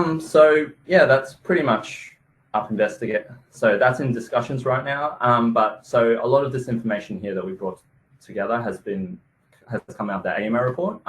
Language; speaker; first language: English; native; English